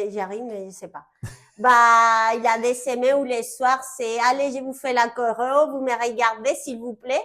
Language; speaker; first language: French; native; French